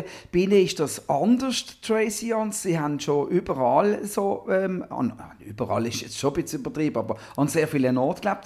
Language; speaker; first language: German; native; German